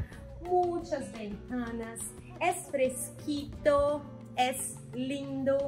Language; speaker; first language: Spanish; non-native, learner; Portuguese